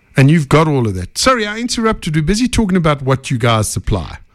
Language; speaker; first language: English; native; English